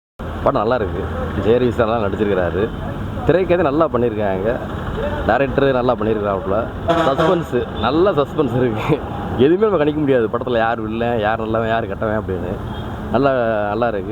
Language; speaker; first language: Tamil; native; Tamil